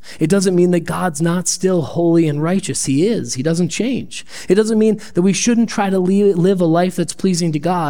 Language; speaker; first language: English; native; English